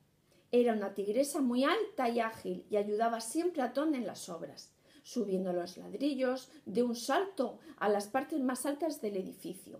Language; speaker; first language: Spanish; native; Spanish